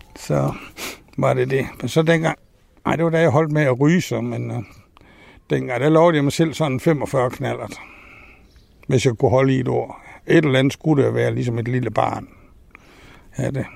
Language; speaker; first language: Danish; native; Danish